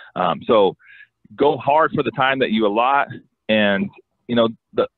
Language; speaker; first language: English; native; English